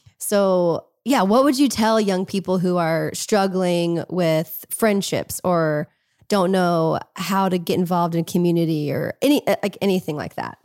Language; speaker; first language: English; native; English